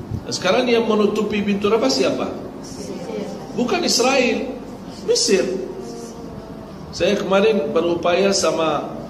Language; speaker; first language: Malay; non-native, fluent; Arabic